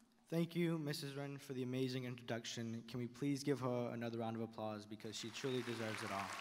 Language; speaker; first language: English; early bilingual, other home language; Spanish